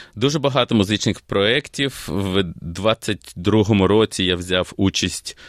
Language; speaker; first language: Ukrainian; native; Ukrainian